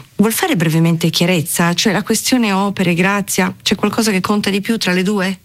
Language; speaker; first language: Italian; native; Italian